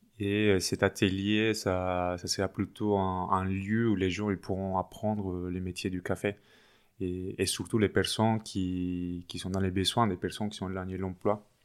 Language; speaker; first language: French; non-native, fluent; Spanish